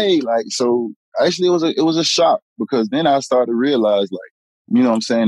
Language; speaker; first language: English; native; English